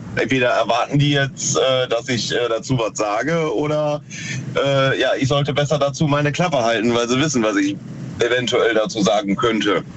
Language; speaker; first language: German; native; German